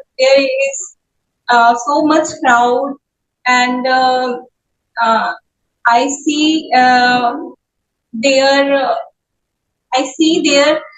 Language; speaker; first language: English; non-native, learner; Hindi